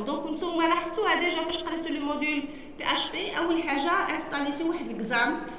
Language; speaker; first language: French; non-native, local second language; Arabic